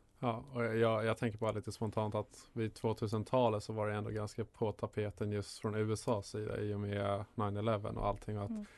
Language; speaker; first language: Swedish; native; Swedish